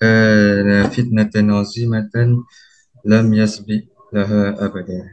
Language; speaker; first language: Arabic; non-native, learner; Malay